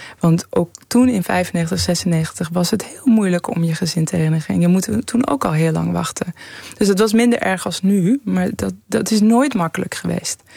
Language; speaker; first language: Dutch; early bilingual, other home language; Persian